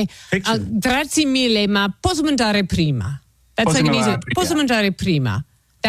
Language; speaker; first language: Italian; non-native, learner; English